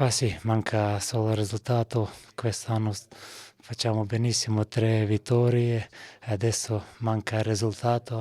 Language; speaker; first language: Italian; non-native, learner; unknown